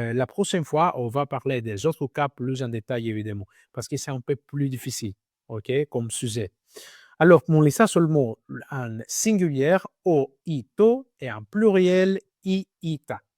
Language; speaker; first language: French; non-native, learner; Greek